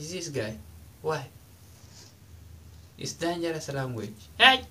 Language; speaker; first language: English; non-native, learner; Oromo